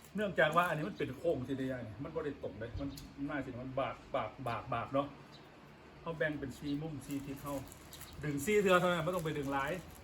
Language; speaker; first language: Thai; native; Thai